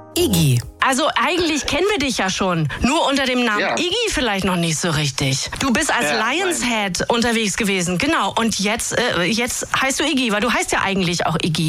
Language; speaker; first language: German; native; German